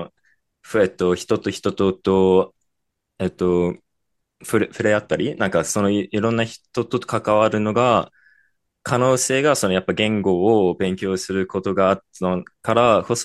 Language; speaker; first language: Japanese; non-native, fluent; English